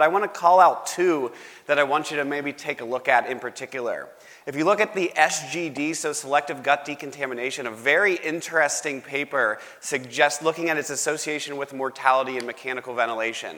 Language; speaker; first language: English; native; English